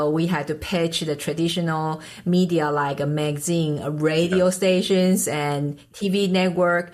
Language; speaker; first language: English; non-native, fluent; Chinese